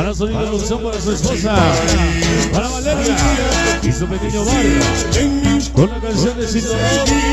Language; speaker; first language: Spanish; native; Spanish